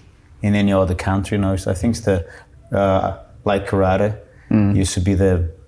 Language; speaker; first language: English; non-native, fluent; Portuguese